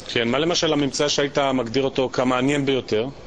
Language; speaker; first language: Hebrew; native; Hebrew